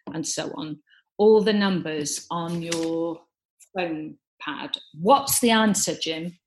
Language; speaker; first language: English; native; English